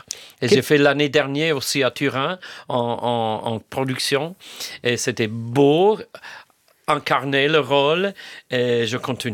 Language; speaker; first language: French; non-native, fluent; English